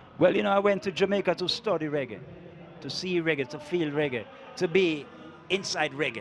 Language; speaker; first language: English; non-native, fluent; Italian